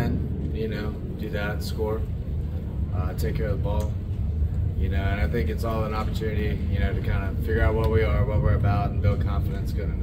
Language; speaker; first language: English; native; English